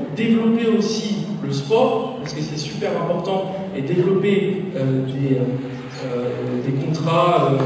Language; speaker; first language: French; native; French